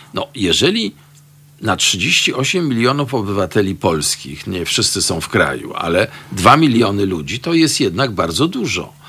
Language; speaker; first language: Polish; native; Polish